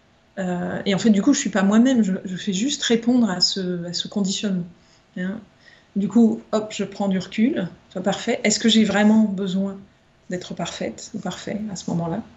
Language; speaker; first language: French; native; French